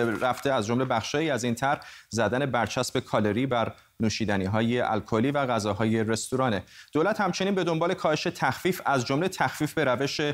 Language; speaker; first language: Persian; native; Persian